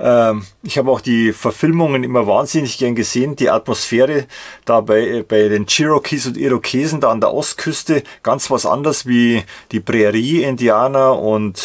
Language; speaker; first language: German; native; German